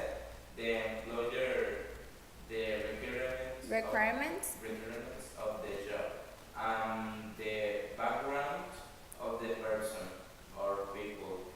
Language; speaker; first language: English; non-native, learner; Spanish